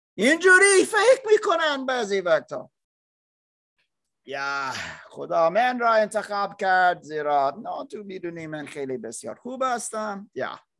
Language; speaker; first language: Persian; non-native, learner; English